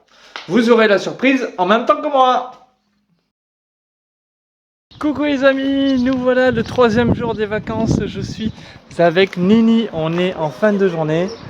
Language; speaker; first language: French; native; French